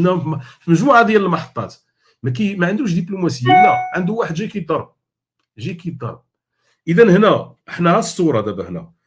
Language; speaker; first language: Arabic; native; Arabic